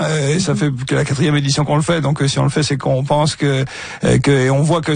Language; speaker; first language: French; native; French